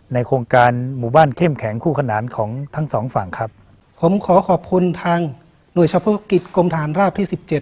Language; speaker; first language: Thai; native; Thai